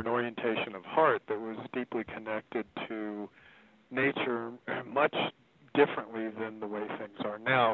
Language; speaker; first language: English; native; English